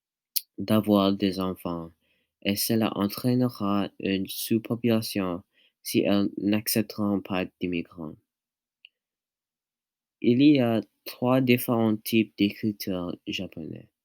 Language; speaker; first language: French; non-native, learner; English